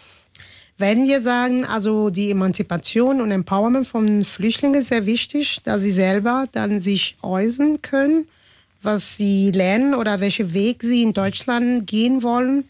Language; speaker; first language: German; non-native, fluent; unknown